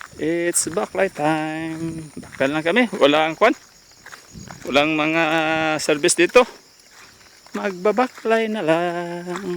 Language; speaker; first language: Filipino; non-native, local second language; Cebuano